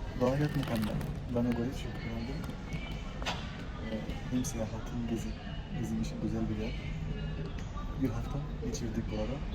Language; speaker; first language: Turkish; non-native, learner; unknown